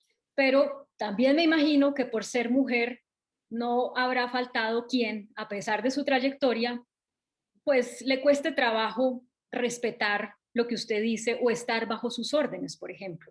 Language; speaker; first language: Spanish; native; Spanish